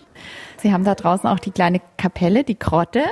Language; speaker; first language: German; native; German